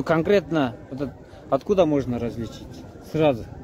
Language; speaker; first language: Russian; non-native, local second language; Kyrgyz